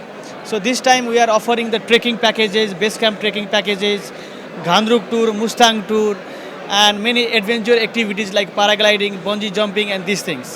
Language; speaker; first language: English; non-native, fluent; Nepali